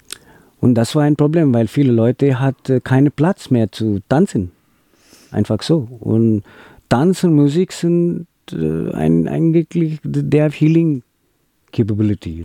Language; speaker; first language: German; non-native, learner; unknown